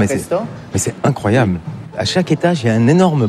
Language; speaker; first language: French; native; French